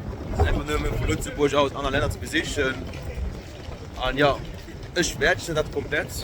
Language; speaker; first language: German; non-native, local second language; Luxembourgish